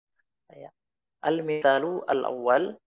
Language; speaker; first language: Arabic; non-native, fluent; Indonesian